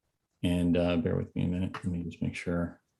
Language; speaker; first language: English; native; English